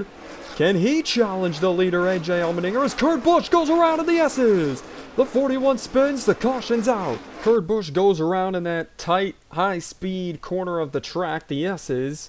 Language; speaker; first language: English; native; English